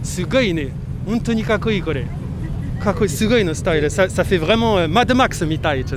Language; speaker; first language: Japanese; non-native, learner; French